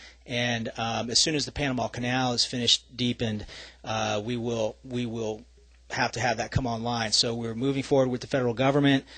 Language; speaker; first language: English; native; English